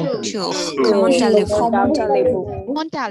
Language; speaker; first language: French; non-native, learner; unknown